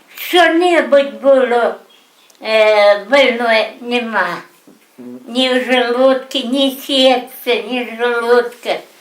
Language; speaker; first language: Russian; native; Russian